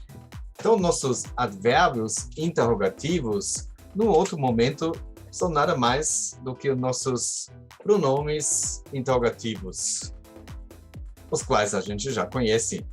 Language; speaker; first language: Portuguese; non-native, fluent; German